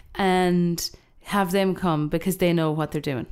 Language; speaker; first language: English; native; English